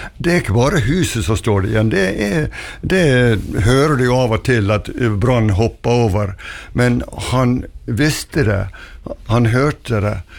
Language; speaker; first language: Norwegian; early bilingual, heritage; Norwegian